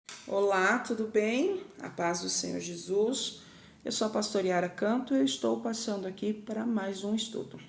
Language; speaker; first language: Portuguese; native; Portuguese